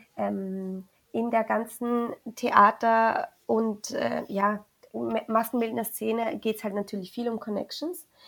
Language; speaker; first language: German; early bilingual, other home language; Spanish